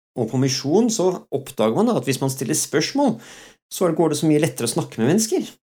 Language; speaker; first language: Norwegian; early bilingual, other home language; Dutch